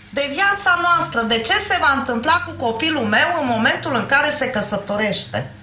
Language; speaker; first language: Romanian; non-native, local second language; Hungarian